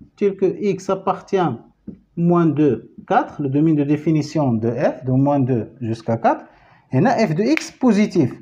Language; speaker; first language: French; non-native, local second language; Arabic